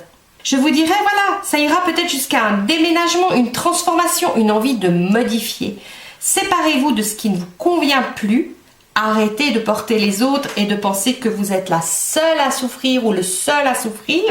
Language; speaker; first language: French; native; French